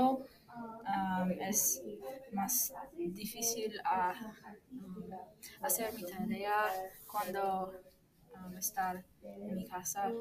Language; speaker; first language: Spanish; non-native, learner; English